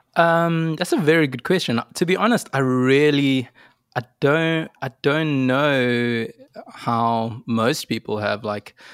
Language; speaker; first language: English; native; English